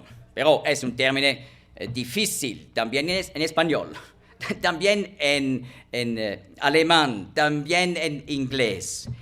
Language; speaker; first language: Spanish; non-native, fluent; German